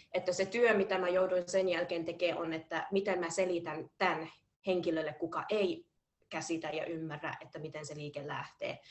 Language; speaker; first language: Finnish; early bilingual, heritage; Finnish